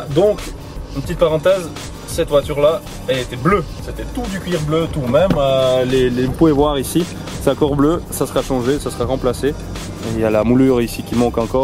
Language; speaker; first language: French; native; French